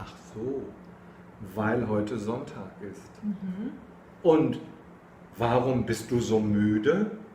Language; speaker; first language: German; non-native, fluent; Chinese